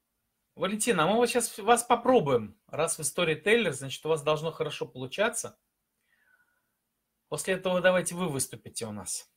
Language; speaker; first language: Russian; native; Russian